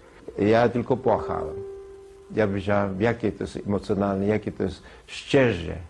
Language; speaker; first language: Polish; non-native, learner; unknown